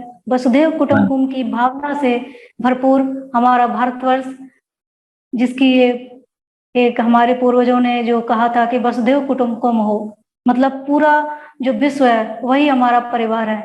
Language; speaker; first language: Hindi; native; Hindi